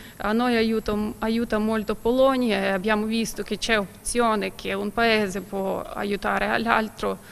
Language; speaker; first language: Italian; non-native, learner; Ukrainian